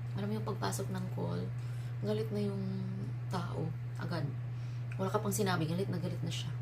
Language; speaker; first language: Filipino; native; Filipino